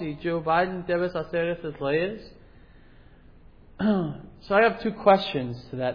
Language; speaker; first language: English; native; English